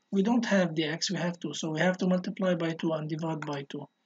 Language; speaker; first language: English; non-native, local second language; Arabic